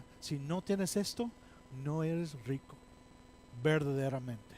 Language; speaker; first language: Spanish; non-native, fluent; English